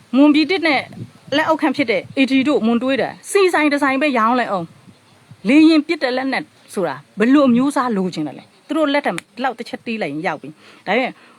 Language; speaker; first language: Burmese; non-native, local second language; Mon